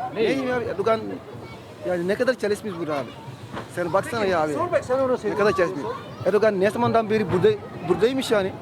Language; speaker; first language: Turkish; non-native, learner; Wolof